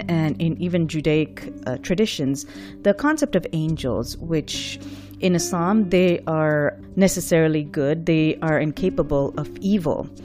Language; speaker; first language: English; non-native, local second language; Urdu